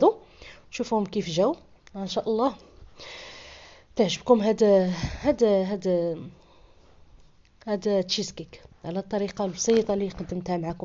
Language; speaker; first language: Arabic; native; Arabic